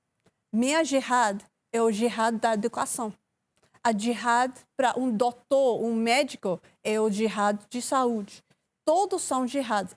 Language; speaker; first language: Portuguese; non-native, learner; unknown